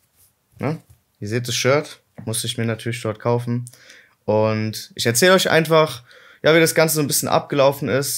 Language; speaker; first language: German; native; German